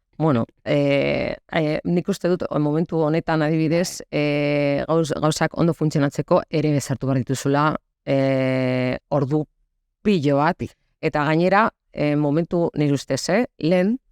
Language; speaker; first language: Basque; non-native, local second language; Spanish